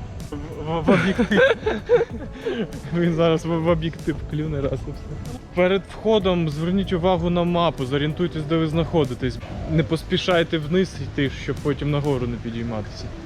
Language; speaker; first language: Ukrainian; non-native, local second language; Russian